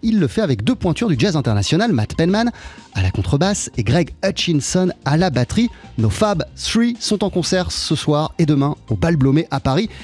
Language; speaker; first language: French; native; French